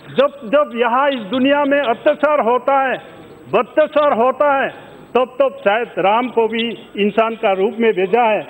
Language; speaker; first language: Hindi; non-native, local second language; Adi